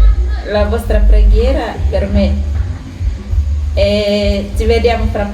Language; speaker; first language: Italian; non-native, fluent; Indonesian